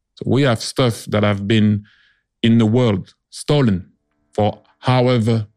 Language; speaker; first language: English; early bilingual, other home language; French